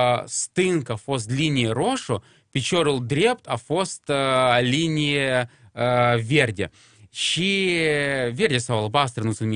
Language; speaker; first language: Romanian; non-native, local second language; Russian